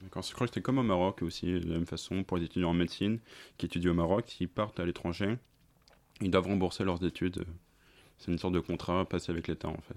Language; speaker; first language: French; native; French